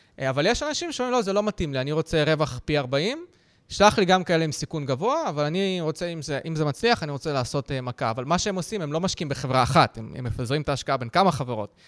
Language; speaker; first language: Hebrew; early bilingual, other home language; Russian